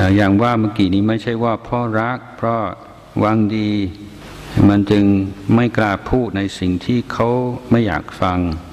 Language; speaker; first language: Thai; non-native, fluent; English